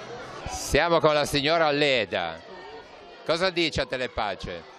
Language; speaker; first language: Italian; native; Italian